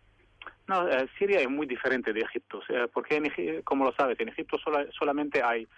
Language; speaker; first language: Spanish; non-native, fluent; Arabic